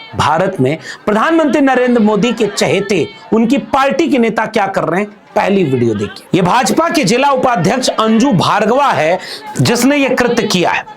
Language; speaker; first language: Hindi; native; Hindi